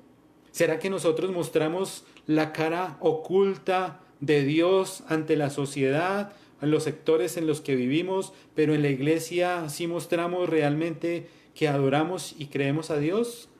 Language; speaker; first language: Spanish; native; Spanish